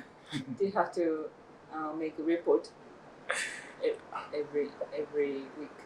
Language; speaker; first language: English; non-native, learner; Japanese